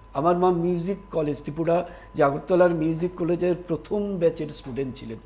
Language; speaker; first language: Bangla; native; Bangla